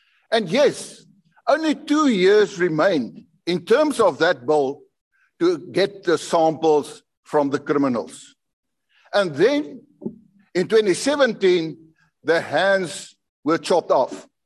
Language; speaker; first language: English; non-native, local second language; Afrikaans